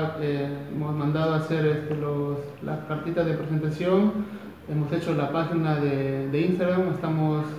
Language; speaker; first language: Spanish; native; Spanish